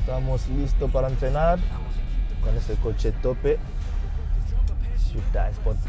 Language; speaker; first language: Spanish; non-native, fluent; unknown